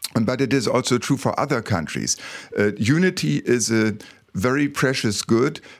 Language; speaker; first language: English; non-native, fluent; German